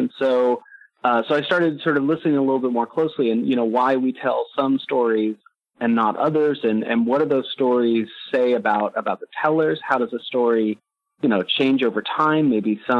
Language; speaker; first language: English; native; English